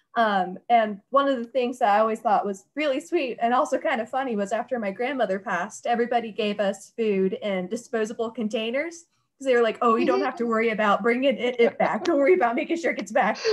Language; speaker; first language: English; native; English